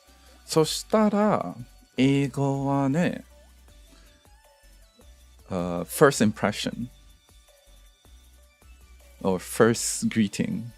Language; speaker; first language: Japanese; non-native, learner; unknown